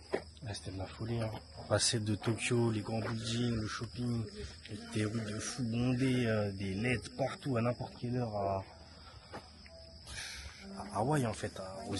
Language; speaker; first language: French; native; French